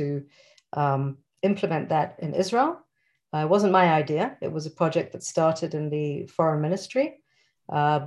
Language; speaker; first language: English; native; English